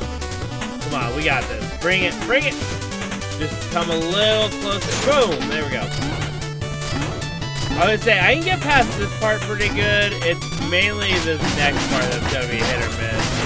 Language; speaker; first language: English; native; English